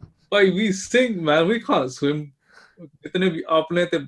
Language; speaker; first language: Punjabi; early bilingual, heritage; Punjabi